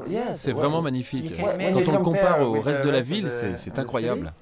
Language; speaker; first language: French; native; French